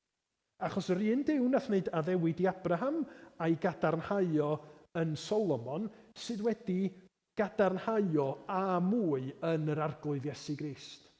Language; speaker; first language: Welsh; native; Welsh